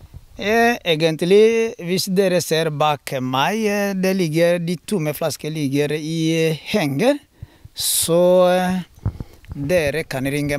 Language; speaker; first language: Norwegian; non-native, learner; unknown